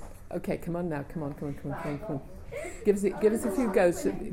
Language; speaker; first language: English; native; English